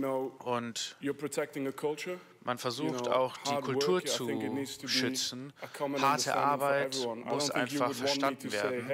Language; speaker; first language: German; non-native, fluent; French